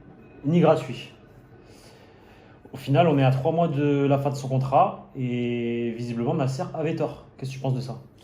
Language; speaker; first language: French; native; French